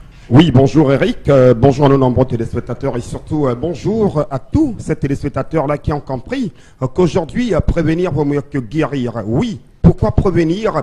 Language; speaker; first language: French; non-native, local second language; Duala